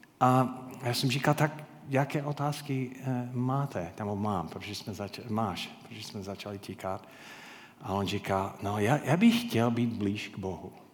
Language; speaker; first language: Czech; non-native, fluent; English